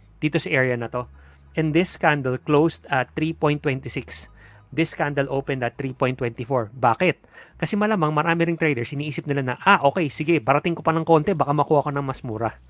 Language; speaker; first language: Filipino; native; Filipino